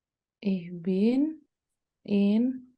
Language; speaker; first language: German; non-native, learner; Indonesian